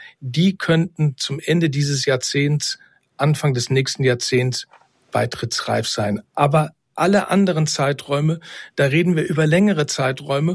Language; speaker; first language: German; native; German